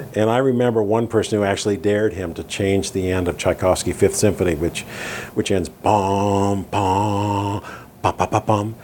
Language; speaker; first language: English; native; English